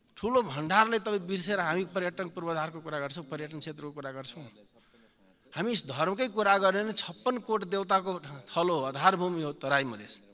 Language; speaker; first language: Nepali; non-native, local second language; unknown